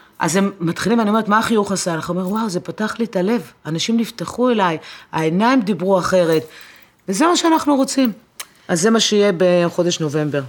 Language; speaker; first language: Hebrew; non-native, fluent; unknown